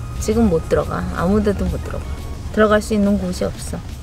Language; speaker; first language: Korean; native; Korean